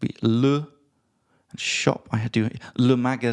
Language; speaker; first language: French; non-native, learner; English